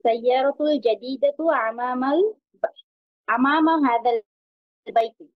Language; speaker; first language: Arabic; non-native, learner; Bangla